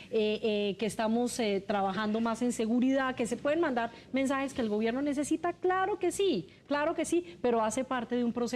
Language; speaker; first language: Spanish; native; Spanish